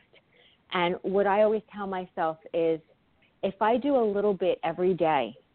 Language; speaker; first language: English; native; English